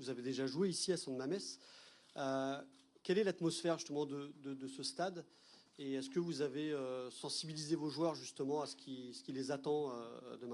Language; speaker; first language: French; native; French